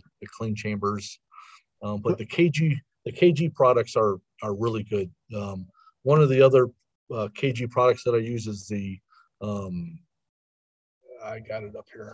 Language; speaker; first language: English; native; English